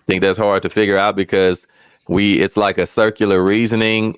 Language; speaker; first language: English; native; English